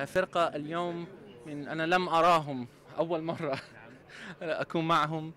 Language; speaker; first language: Arabic; non-native, learner; English